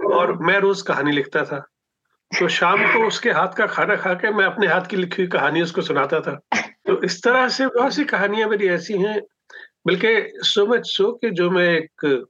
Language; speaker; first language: Hindi; non-native, local second language; Punjabi